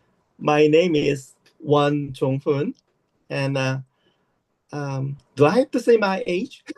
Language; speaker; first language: English; non-native, learner; Korean